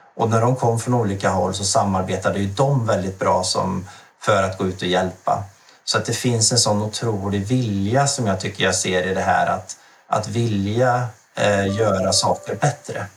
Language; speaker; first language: Swedish; native; Swedish